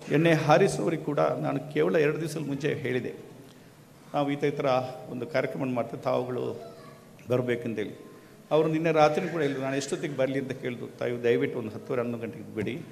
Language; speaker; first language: Kannada; non-native, local second language; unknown